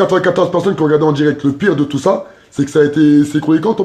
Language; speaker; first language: French; native; French